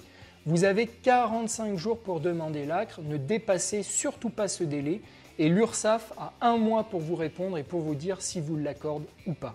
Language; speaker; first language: French; native; French